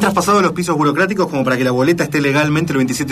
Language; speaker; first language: Spanish; native; Spanish